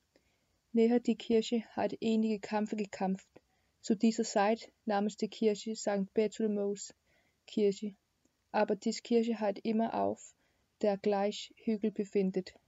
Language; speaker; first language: German; non-native, learner; Danish